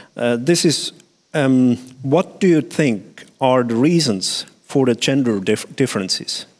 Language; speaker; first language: English; non-native, fluent; Estonian